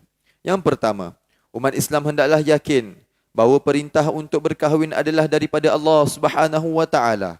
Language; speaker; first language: Malay; native; Malay